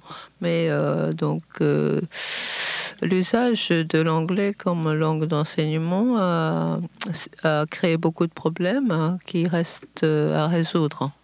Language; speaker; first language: French; non-native, fluent; Japanese